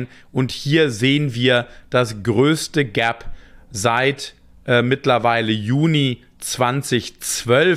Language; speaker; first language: German; native; German